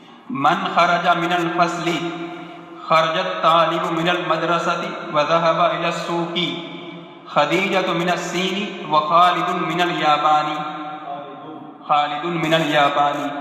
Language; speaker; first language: Arabic; non-native, learner; Urdu